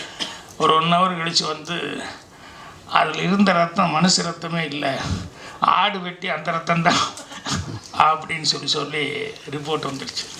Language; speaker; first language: Tamil; native; Tamil